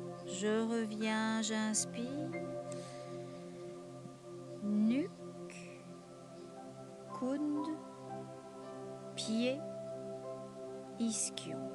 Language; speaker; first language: French; native; French